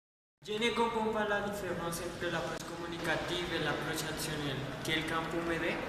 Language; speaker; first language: French; non-native, learner; Spanish